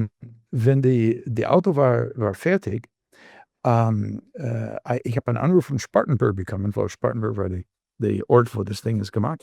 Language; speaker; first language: German; non-native, learner; English